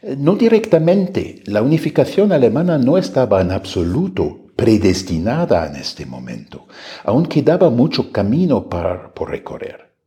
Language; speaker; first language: Spanish; non-native, fluent; German